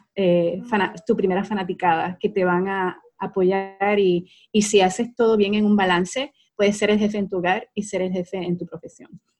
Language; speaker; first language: Spanish; native; Spanish